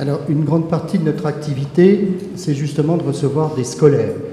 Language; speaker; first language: French; native; French